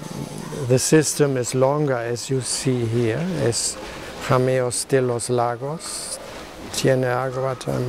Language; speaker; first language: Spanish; non-native, learner; German